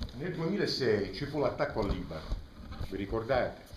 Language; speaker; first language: Italian; native; Italian